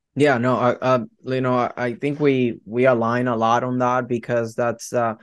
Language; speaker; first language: English; non-native, fluent; Spanish